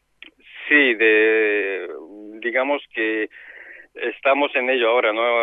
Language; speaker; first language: Spanish; native; Spanish